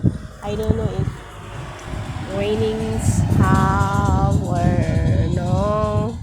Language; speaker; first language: English; non-native, local second language; Filipino